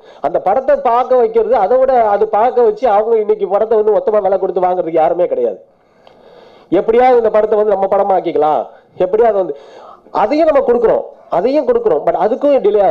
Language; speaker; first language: Tamil; native; Tamil